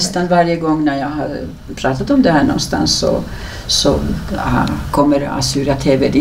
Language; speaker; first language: Swedish; native; Swedish